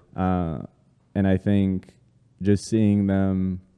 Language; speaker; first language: English; early bilingual, other home language; Spanish